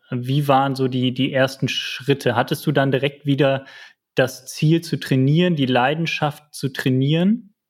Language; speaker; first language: German; native; German